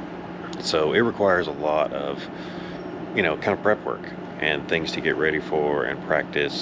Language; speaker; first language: English; native; English